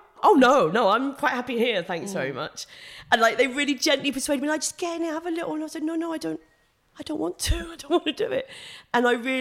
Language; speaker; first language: English; native; English